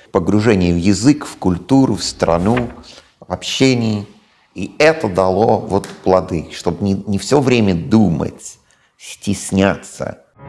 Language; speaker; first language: Russian; non-native, fluent; English